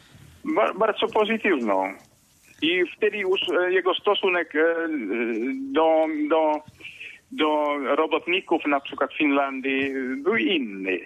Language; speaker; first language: Polish; non-native, fluent; Finnish